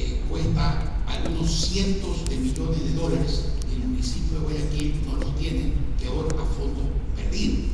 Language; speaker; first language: Spanish; native; Spanish